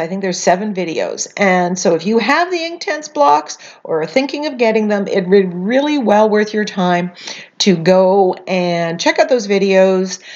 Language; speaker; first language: English; native; English